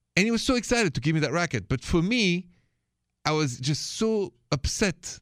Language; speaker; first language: English; non-native, fluent; French